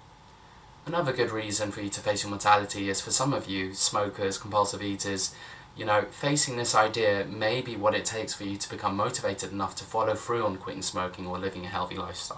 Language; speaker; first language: English; native; English